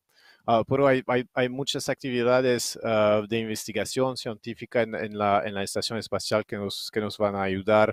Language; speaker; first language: Spanish; non-native, fluent; French